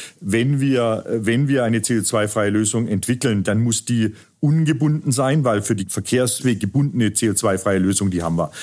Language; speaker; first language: German; native; German